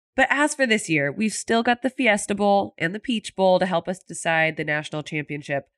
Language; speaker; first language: English; native; English